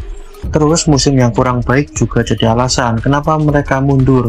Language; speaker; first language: Indonesian; native; Indonesian